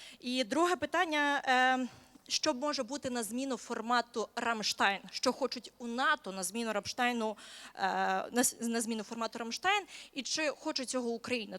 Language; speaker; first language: Ukrainian; native; Ukrainian